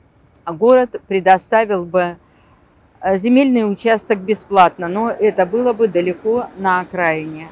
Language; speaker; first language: Russian; native; Russian